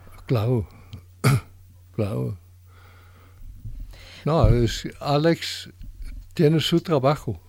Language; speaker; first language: Spanish; non-native, fluent; French